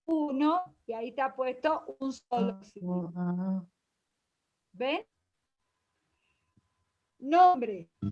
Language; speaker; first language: Spanish; native; Spanish